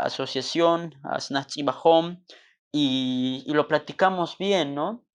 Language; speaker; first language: Spanish; non-native, local second language; Tzotzil